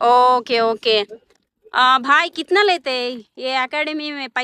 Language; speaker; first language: Hindi; non-native, local second language; Telugu